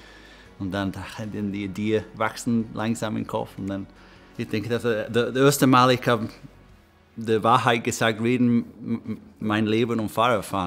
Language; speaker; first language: German; non-native, fluent; English